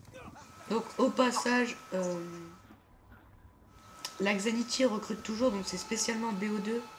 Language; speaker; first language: French; native; French